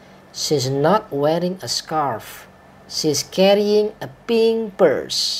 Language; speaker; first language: English; non-native, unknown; Indonesian